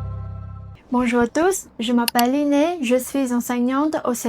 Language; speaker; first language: French; non-native, local second language; Khmer